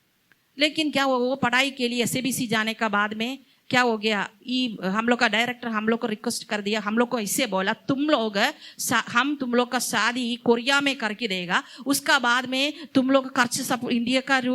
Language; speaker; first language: Hindi; non-native, local second language; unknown